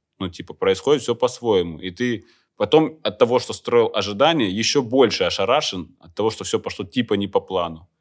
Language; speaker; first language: Russian; native; Russian